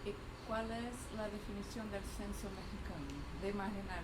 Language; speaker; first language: Spanish; non-native, fluent; Portuguese